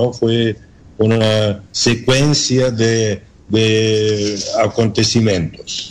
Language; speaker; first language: Spanish; non-native, learner; Bulgarian